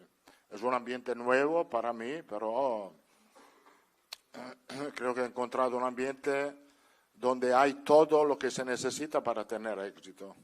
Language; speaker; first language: Spanish; non-native, fluent; Italian